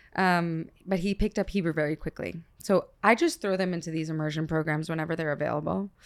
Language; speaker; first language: English; early bilingual, other home language; Hebrew